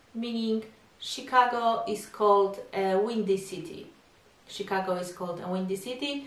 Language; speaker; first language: English; non-native, fluent; Polish